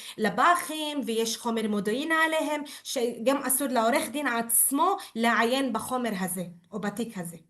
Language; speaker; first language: Hebrew; non-native, local second language; Arabic